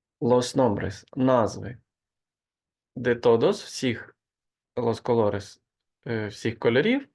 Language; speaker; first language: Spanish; non-native, fluent; Ukrainian